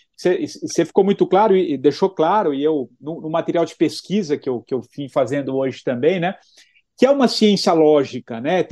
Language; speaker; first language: Portuguese; native; Portuguese